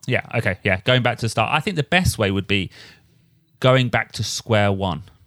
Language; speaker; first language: English; native; English